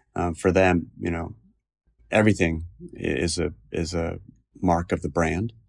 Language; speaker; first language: English; native; English